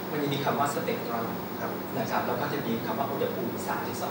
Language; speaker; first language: Thai; native; Thai